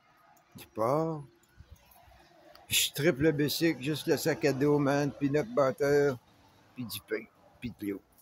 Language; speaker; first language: French; native; French